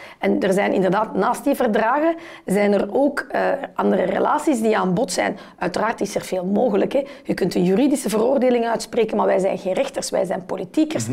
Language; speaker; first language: Dutch; early bilingual, other home language; Turkish